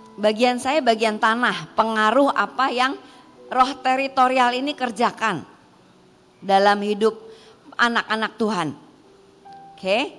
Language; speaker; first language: Indonesian; early bilingual, heritage; Indonesian